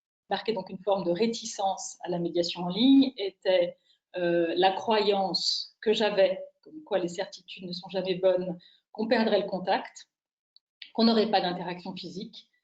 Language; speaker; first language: French; native; French